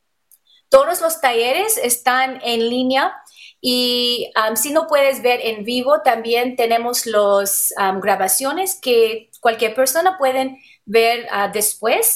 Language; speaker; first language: Spanish; non-native, learner; English